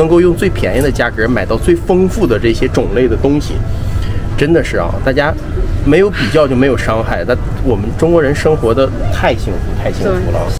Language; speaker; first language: Chinese; native; Chinese